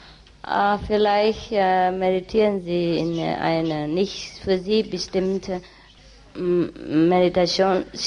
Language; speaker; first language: German; non-native, learner; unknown